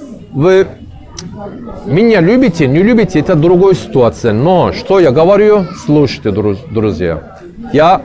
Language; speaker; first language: Russian; non-native, learner; Turkish